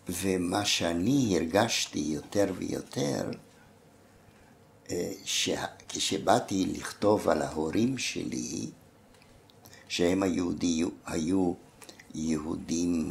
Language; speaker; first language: Hebrew; non-native, fluent; German